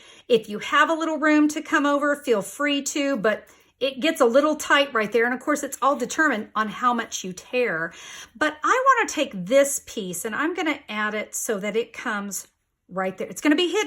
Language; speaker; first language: English; native; English